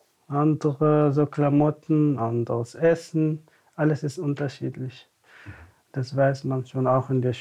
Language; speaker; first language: German; non-native, fluent; Tamasheq